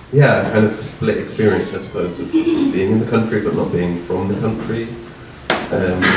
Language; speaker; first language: English; native; English